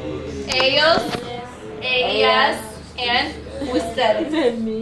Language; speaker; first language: Spanish; non-native, fluent; English